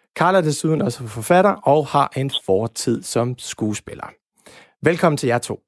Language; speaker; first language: Danish; native; Danish